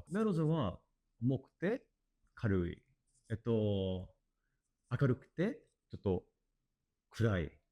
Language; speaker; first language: Japanese; non-native, learner; English